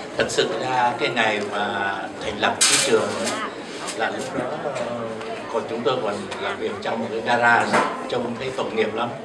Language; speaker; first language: Vietnamese; native; Vietnamese